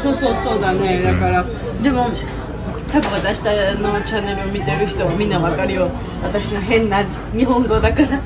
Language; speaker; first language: Japanese; non-native, fluent; Georgian